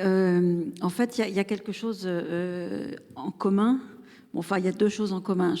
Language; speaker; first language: French; native; French